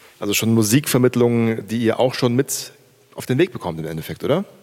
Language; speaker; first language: German; native; German